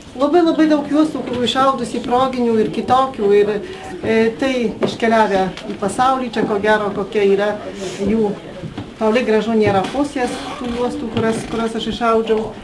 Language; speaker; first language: Lithuanian; native; Lithuanian